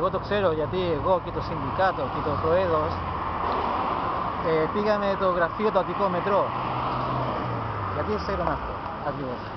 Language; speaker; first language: Greek; non-native, learner; Spanish